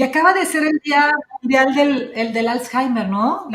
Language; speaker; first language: Spanish; native; Spanish